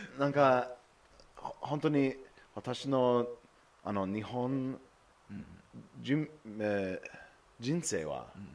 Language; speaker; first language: Japanese; non-native, learner; English